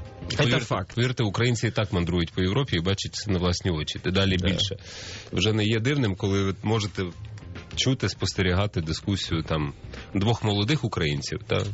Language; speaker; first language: Ukrainian; native; Ukrainian